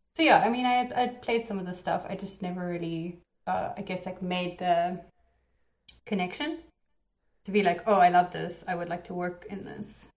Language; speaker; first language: English; native; English